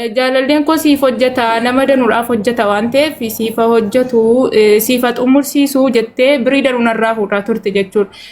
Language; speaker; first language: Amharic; non-native, local second language; Oromo